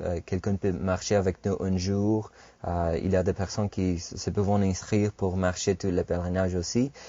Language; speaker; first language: French; non-native, fluent; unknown